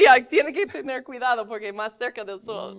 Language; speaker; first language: Spanish; non-native, fluent; English